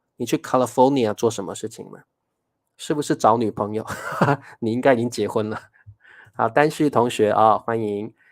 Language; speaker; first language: Chinese; native; Chinese